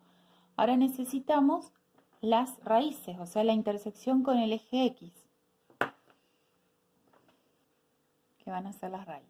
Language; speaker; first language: Spanish; native; Spanish